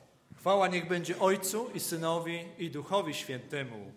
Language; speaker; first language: Polish; native; Polish